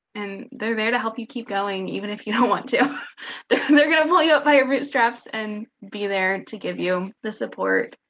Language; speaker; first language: English; native; English